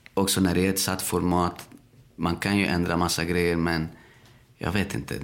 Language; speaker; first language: Swedish; early bilingual, other home language; Spanish